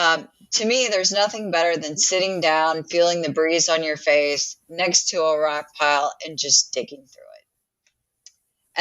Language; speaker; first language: English; native; English